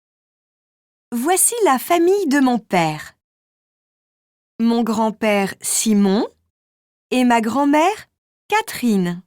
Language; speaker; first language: French; native; French